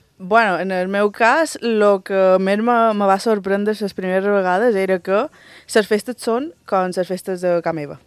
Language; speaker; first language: Catalan; early bilingual, other home language; Spanish